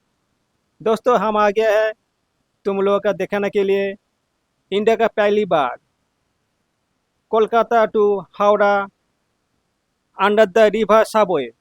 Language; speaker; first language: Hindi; non-native, local second language; Bangla